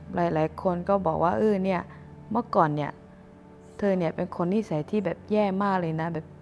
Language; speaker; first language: Thai; non-native, local second language; Akha